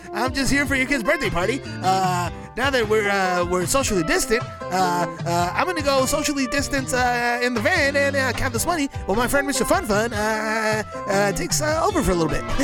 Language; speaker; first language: English; early bilingual, other home language; Spanish